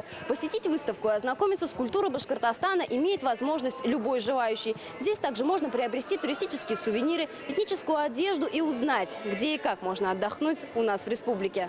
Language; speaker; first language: Russian; native; Russian